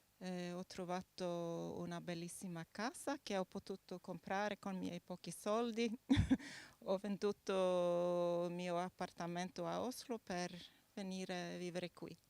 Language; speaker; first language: Italian; non-native, fluent; Norwegian